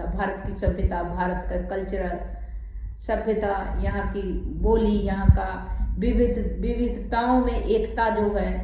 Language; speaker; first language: Hindi; native; Hindi